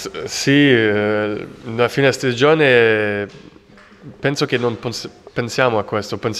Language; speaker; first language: Italian; non-native, learner; French